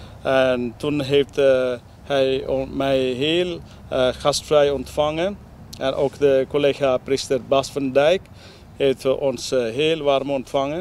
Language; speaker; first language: Dutch; non-native, learner; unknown